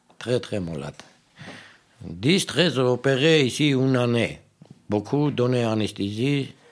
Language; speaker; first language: French; non-native, learner; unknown